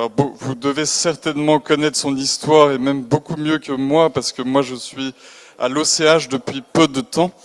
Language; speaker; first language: French; native; French